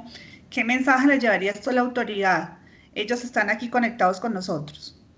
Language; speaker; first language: Spanish; native; Spanish